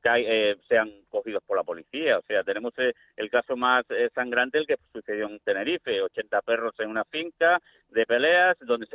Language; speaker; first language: Spanish; native; Spanish